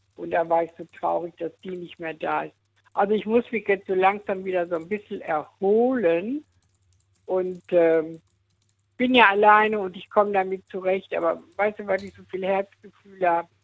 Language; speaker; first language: German; native; German